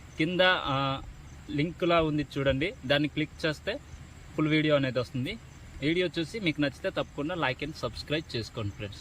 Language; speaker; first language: Telugu; non-native, local second language; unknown